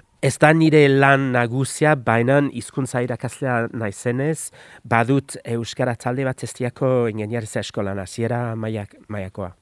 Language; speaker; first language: Basque; non-native, fluent; English